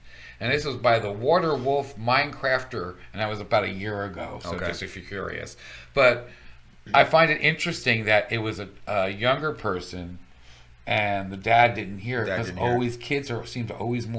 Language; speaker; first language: English; native; English